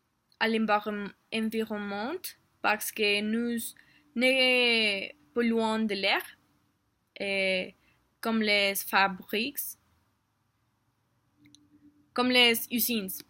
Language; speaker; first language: French; non-native, learner; Spanish